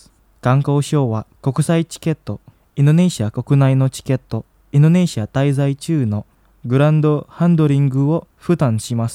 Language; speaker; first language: Japanese; non-native, fluent; Indonesian